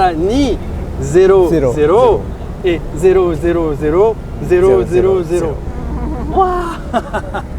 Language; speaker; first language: Japanese; non-native, learner; French